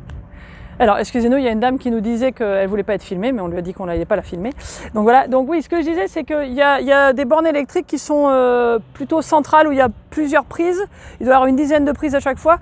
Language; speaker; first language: French; native; French